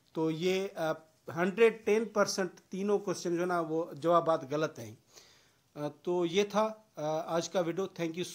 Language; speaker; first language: Urdu; non-native, local second language; Sindhi